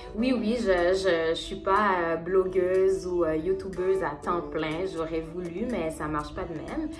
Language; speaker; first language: French; non-native, local second language; Haitian Creole